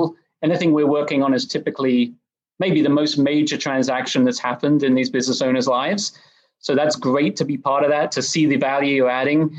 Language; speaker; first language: English; native; English